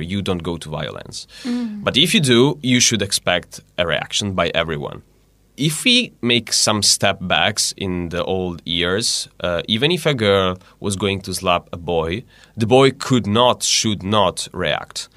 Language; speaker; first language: English; non-native, fluent; Italian